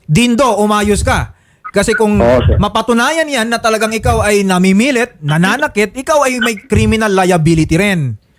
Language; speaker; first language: Filipino; native; Filipino